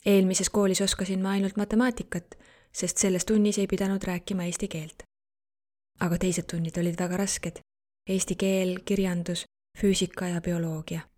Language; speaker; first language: Estonian; non-native, learner; Arabic